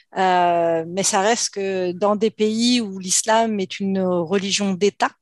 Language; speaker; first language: French; native; French